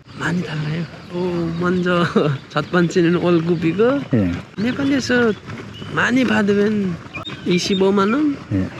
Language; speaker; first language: Korean; non-native, learner; Nepali